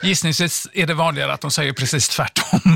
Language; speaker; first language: Swedish; native; Swedish